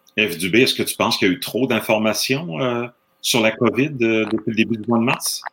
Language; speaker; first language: French; native; French